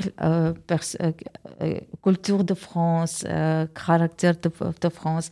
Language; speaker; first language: French; non-native, learner; Armenian